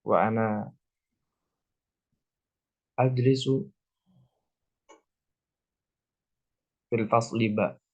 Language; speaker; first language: Arabic; non-native, learner; Indonesian